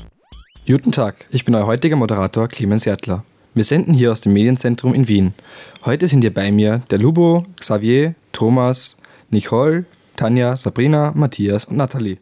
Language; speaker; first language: German; native; German